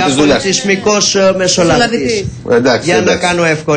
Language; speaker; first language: Greek; non-native, learner; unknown